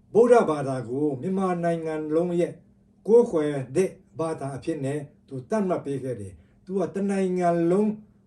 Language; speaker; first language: Burmese; non-native, local second language; Tedim Chin